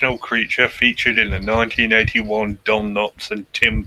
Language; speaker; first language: English; native; English